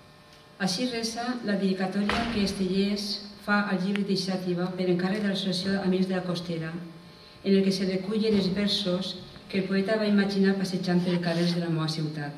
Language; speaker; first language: Catalan; native; Catalan